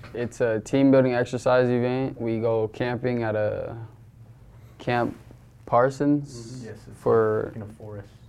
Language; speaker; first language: English; native; English